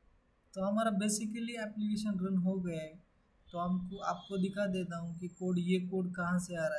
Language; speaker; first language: Hindi; native; Hindi